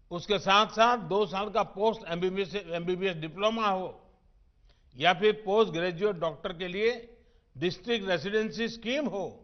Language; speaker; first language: Hindi; non-native, local second language; Gujarati